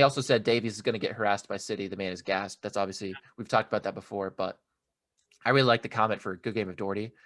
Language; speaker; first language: English; native; English